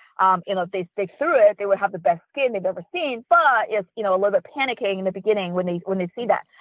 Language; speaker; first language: English; early bilingual, other home language; Chinese